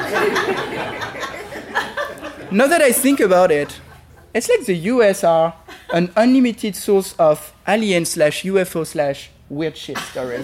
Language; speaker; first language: English; non-native, fluent; French